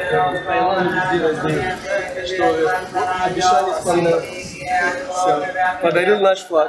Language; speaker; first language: Russian; non-native, local second language; Tajik